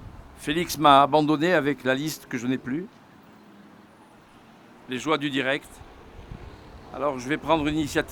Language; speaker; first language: French; native; French